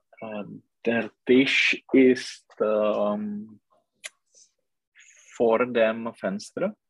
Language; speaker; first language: German; non-native, learner; Czech